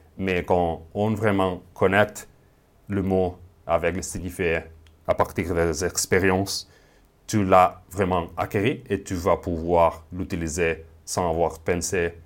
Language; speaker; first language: French; non-native, fluent; Spanish